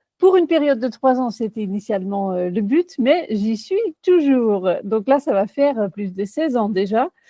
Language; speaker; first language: French; non-native, fluent; Dutch